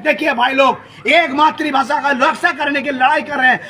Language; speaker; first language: Hindi; non-native, local second language; Santali